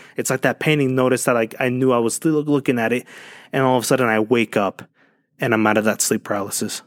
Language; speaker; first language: English; early bilingual, other home language; Spanish